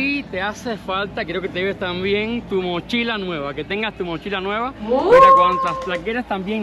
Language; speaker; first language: Spanish; native; Spanish